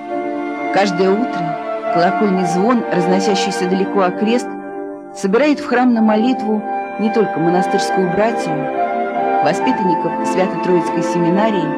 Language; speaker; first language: Russian; native; Russian